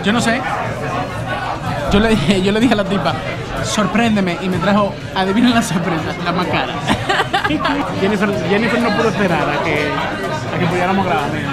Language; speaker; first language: Spanish; native; Spanish